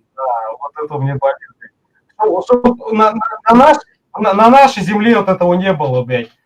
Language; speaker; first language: Russian; native; Russian